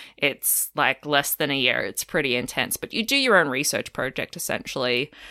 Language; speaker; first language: English; native; English